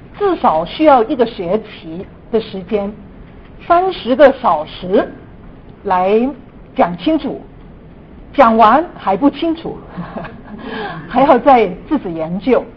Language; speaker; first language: Chinese; non-native, local second language; Cantonese